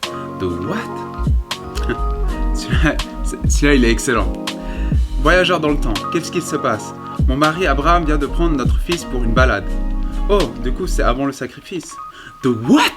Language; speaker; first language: French; native; French